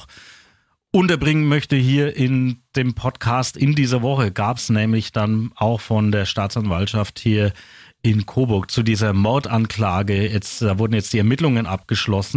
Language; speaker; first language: German; native; German